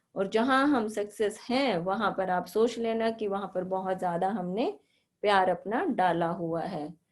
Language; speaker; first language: Hindi; native; Hindi